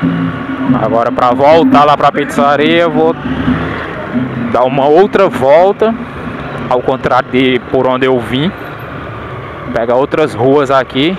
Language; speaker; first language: Portuguese; native; Portuguese